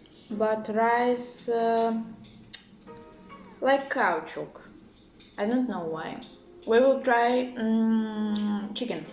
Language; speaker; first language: English; non-native, learner; Russian